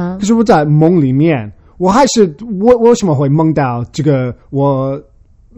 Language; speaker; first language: Chinese; early bilingual, heritage; Chinese